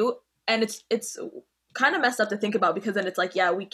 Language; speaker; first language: English; native; English